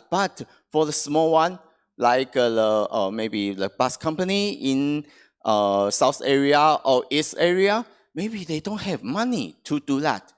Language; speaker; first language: English; non-native, fluent; Chinese